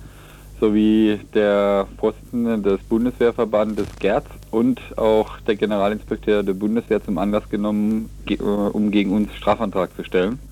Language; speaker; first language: German; native; German